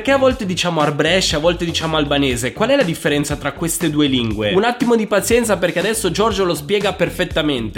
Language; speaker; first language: Italian; native; Italian